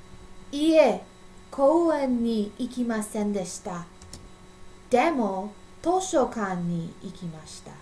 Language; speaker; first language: Japanese; non-native, learner; English